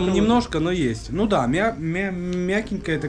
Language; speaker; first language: Russian; native; Russian